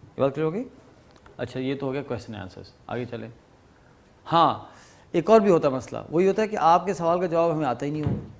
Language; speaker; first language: Urdu; native; Urdu